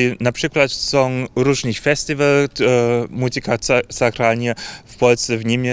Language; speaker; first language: Polish; non-native, learner; German